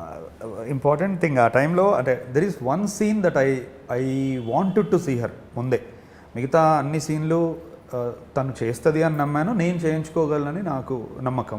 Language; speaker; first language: Telugu; native; Telugu